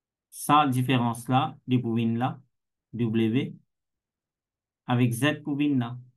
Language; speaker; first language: French; non-native, local second language; Morisyen